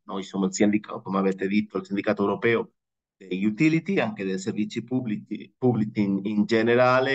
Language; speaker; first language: Italian; non-native, fluent; Spanish